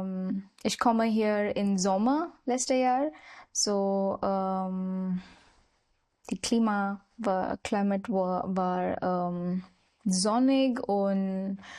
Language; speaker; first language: German; non-native, learner; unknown